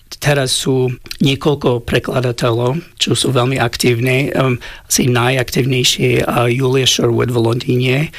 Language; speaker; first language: Slovak; non-native, fluent; English